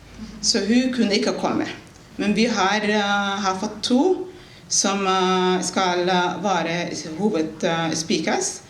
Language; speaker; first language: Norwegian; non-native, fluent; Somali